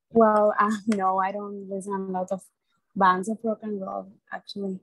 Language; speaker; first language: English; non-native, learner; Spanish